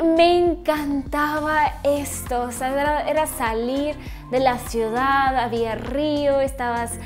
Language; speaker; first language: Spanish; non-native, fluent; Russian